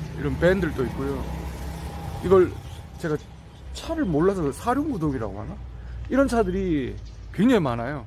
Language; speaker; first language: Korean; native; Korean